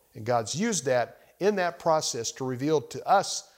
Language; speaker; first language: English; native; English